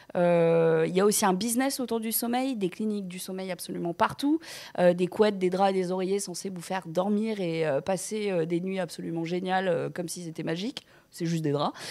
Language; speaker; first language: French; native; French